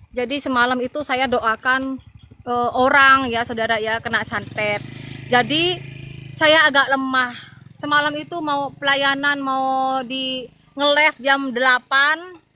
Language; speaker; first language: Indonesian; non-native, local second language; Madurese